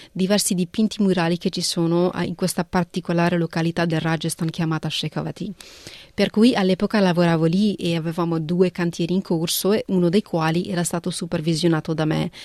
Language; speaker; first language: Italian; early bilingual, other home language; Punjabi